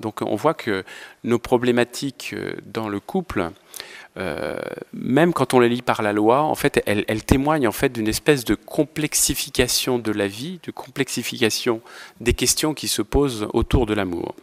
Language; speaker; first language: French; native; French